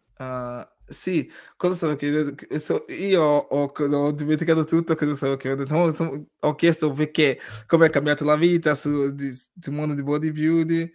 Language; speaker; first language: Italian; non-native, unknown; English